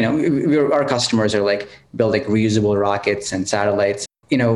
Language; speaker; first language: English; non-native, local second language; Telugu